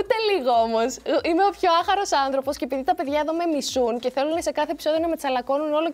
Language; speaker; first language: Greek; native; Greek